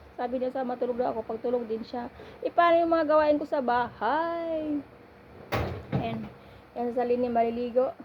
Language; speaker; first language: Filipino; non-native, local second language; Cebuano